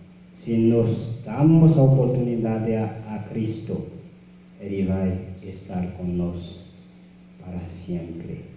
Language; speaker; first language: Portuguese; non-native, learner; Haitian Creole